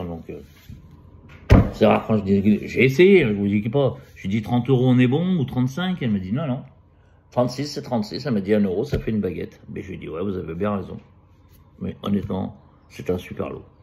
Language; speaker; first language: French; native; French